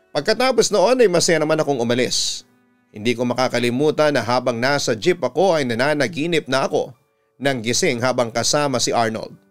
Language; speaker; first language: Filipino; native; Filipino